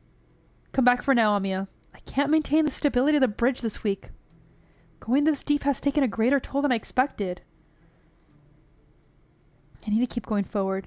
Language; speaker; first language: English; native; English